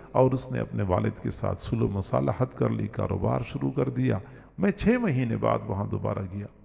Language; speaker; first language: Urdu; non-native, local second language; Punjabi